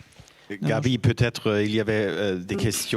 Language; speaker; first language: French; non-native, fluent; German